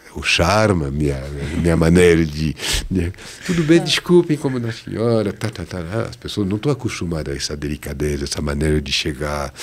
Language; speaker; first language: Portuguese; non-native, fluent; French